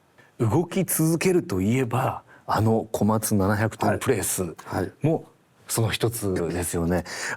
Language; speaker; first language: Japanese; native; Japanese